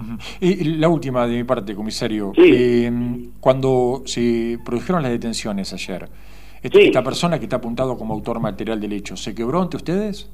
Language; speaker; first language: Spanish; native; Spanish